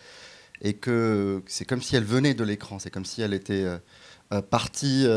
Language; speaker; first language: French; non-native, local second language; Arabic